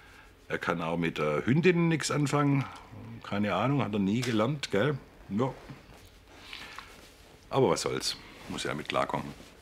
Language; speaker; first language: German; native; German